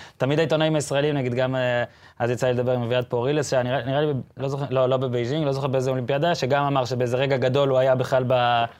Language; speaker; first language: Hebrew; native; Hebrew